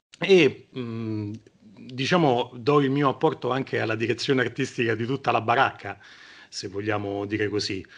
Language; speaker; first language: Italian; native; Italian